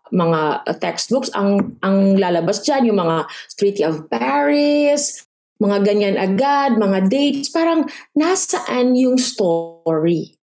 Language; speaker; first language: Filipino; early bilingual, other home language; Waray